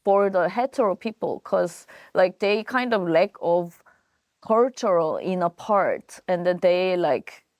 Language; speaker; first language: English; non-native, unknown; Korean